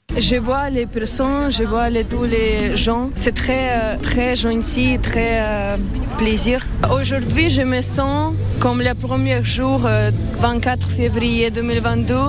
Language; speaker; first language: French; non-native, learner; Ukrainian